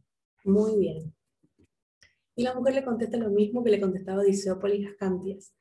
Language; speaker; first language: Spanish; native; Spanish